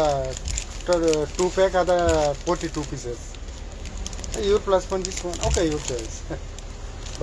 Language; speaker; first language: English; non-native, learner; Kannada